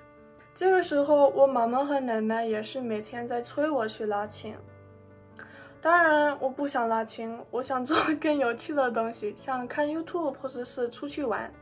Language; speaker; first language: Chinese; early bilingual, heritage; Chinese